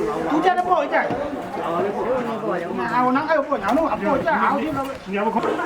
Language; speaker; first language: Chinese; native; Chinese